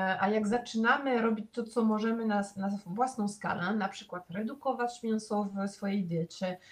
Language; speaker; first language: Polish; non-native, fluent; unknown